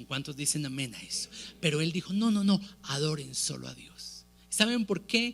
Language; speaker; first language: Spanish; native; Spanish